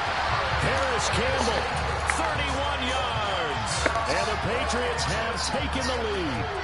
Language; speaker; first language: English; native; English